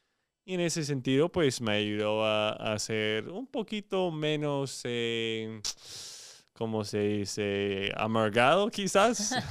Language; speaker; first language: Spanish; non-native, fluent; English